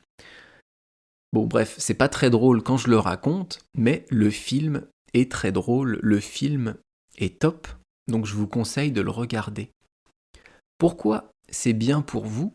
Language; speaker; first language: French; native; French